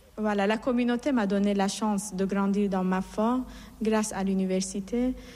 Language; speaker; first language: French; non-native, fluent; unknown